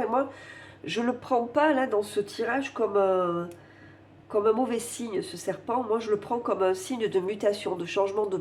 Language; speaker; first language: French; native; French